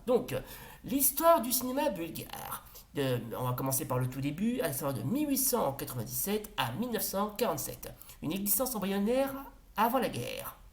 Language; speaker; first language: French; native; French